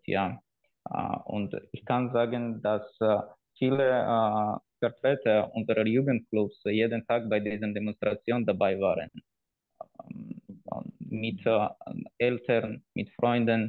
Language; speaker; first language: German; non-native, fluent; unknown